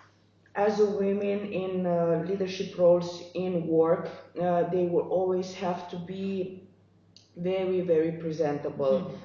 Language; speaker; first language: English; non-native, fluent; Romanian